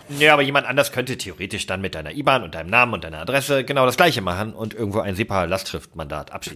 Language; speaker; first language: German; native; German